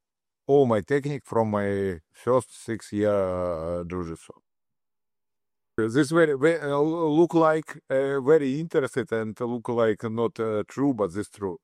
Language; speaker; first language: English; non-native, learner; Russian